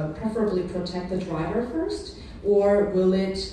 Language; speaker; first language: English; non-native, fluent; Korean